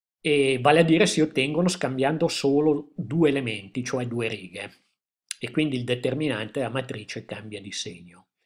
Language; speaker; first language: Italian; native; Italian